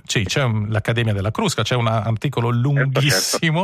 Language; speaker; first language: Italian; native; Italian